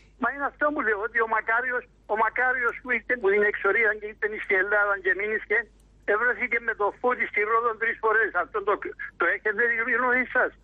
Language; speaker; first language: Greek; native; Greek